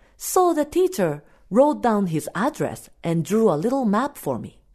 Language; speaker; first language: English; non-native, fluent; Japanese